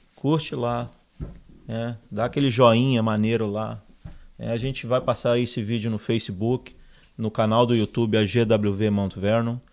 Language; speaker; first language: Portuguese; native; Portuguese